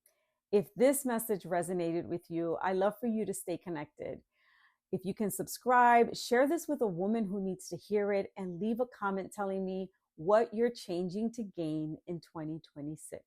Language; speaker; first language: English; native; English